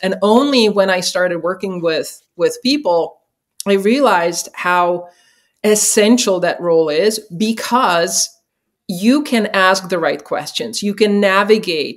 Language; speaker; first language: English; non-native, fluent; Czech